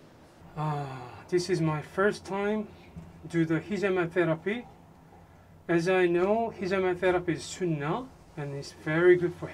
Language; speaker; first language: English; non-native, learner; Korean